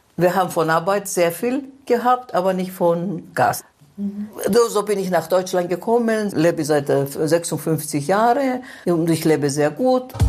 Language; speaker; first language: German; non-native, fluent; Greek